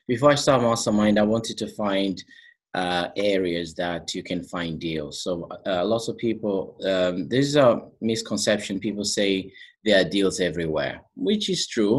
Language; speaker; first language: English; non-native, fluent; Portuguese